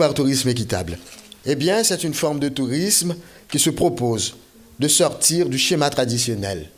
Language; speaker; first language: French; non-native, local second language; Haitian Creole